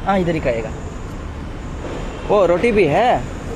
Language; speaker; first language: Hindi; non-native, learner; Kannada